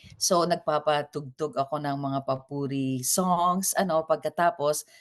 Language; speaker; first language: Filipino; native; Filipino